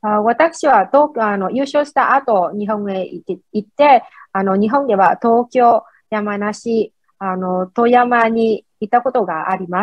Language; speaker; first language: Japanese; non-native, fluent; Vietnamese